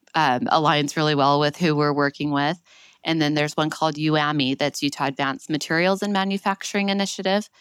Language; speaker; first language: English; native; English